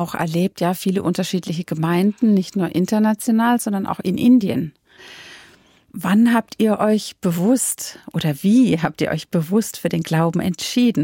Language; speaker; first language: German; native; German